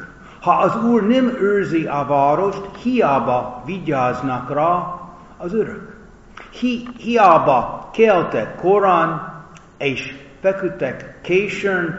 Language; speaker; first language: Hungarian; non-native, fluent; English